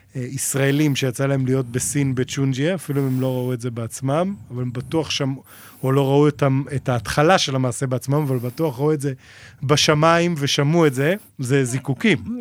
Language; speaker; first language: Hebrew; native; Hebrew